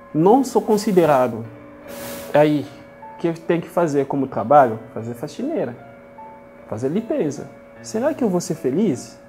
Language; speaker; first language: Portuguese; non-native, fluent; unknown